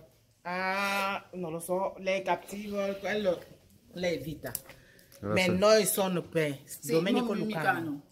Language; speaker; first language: Italian; non-native, learner; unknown